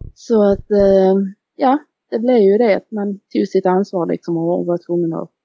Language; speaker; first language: Swedish; native; Swedish